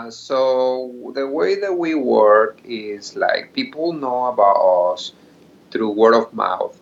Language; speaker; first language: English; non-native, fluent; Spanish